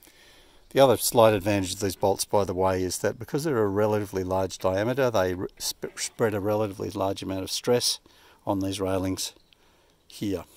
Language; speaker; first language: English; native; English